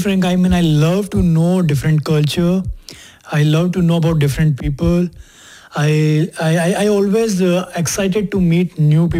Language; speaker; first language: English; non-native, local second language; Hindi